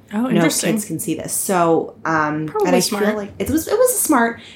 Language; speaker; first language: English; native; English